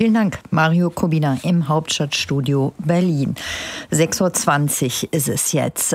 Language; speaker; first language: German; native; German